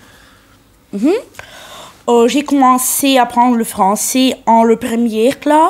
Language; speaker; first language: French; non-native, learner; Russian